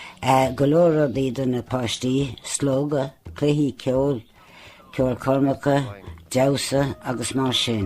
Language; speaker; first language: Irish; non-native, local second language; English